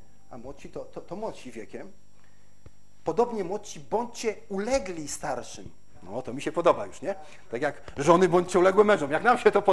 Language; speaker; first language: Polish; native; Polish